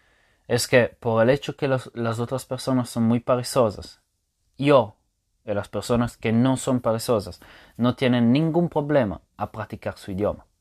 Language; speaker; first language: Spanish; non-native, fluent; Italian